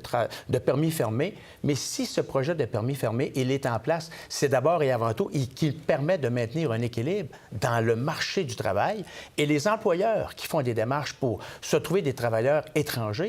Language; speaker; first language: French; native; French